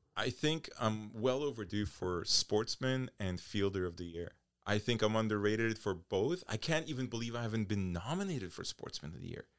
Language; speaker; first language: English; early bilingual, other home language; Polish